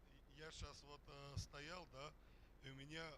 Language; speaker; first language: Russian; non-native, fluent; Armenian